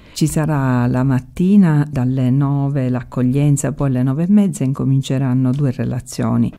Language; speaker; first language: Italian; native; Italian